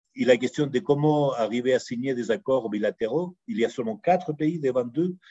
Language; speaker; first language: French; non-native, fluent; Spanish